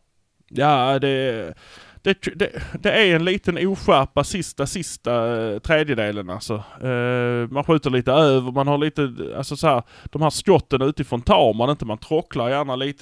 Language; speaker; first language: Swedish; native; Swedish